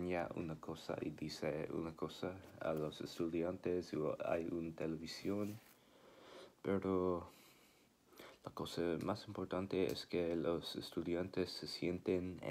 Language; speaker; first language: Spanish; non-native, learner; English